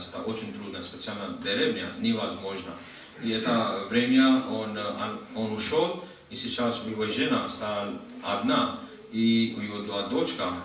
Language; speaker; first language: Russian; non-native, learner; Hindi